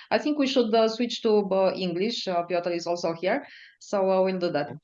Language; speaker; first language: English; non-native, fluent; Romanian